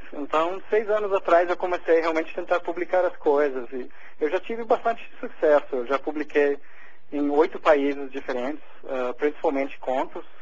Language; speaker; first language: Portuguese; non-native, fluent; English